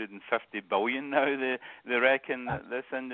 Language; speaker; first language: English; native; English